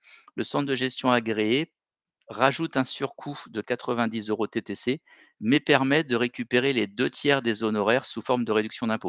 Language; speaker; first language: French; native; French